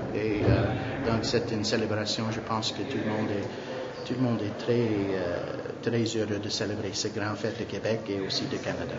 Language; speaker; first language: French; non-native, local second language; English